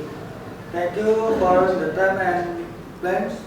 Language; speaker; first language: English; non-native, learner; Indonesian